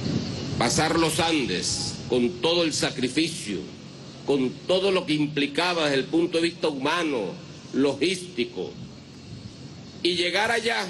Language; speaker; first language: Spanish; native; Spanish